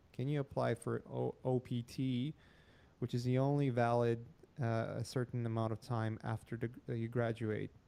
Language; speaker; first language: English; non-native, fluent; Polish